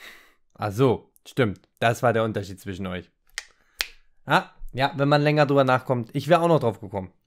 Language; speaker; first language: German; native; German